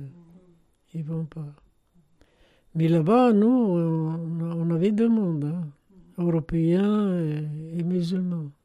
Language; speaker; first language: French; non-native, fluent; Arabic